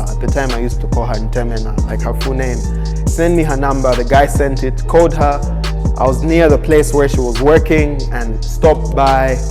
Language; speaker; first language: English; non-native, local second language; Bemba